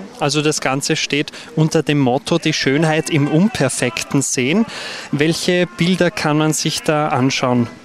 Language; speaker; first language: German; native; German